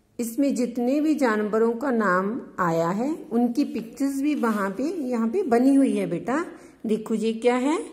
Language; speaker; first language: Hindi; non-native, local second language; Punjabi